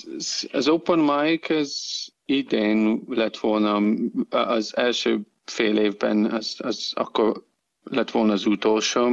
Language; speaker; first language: Hungarian; non-native, fluent; English